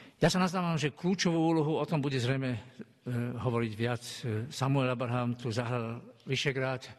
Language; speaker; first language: Slovak; native; Slovak